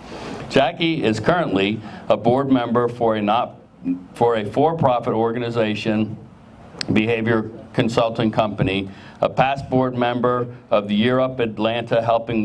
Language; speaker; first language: English; native; English